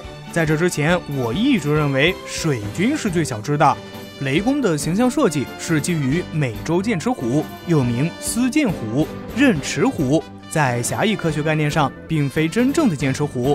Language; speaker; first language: Chinese; native; Chinese